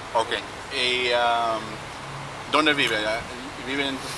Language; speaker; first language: Spanish; non-native, learner; English